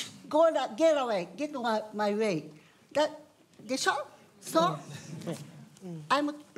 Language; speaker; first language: English; non-native, learner; Japanese